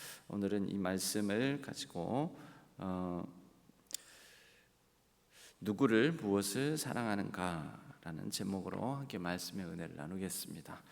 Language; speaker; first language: Korean; native; Korean